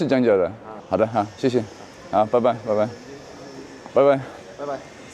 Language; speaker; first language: Chinese; non-native, fluent; English